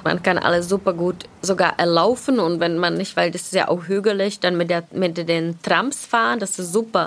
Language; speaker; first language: German; non-native, fluent; Czech